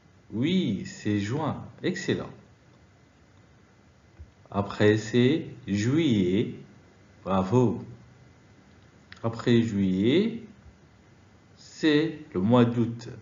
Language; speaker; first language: French; non-native, fluent; Arabic